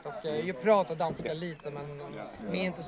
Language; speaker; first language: Swedish; non-native, fluent; Italian